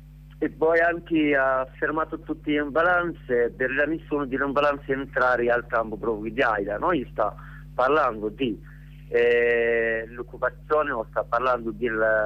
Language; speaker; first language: Italian; non-native, learner; Arabic